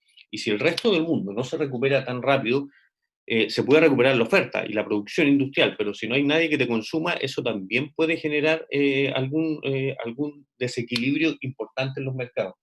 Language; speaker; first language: Spanish; native; Spanish